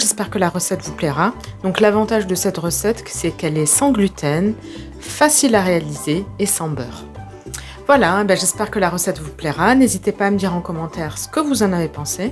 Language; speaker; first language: French; native; French